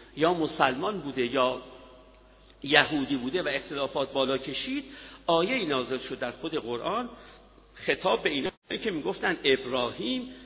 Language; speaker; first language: Persian; native; Persian